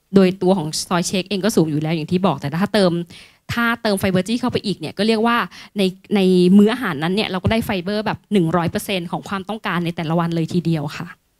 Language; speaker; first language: Thai; native; Thai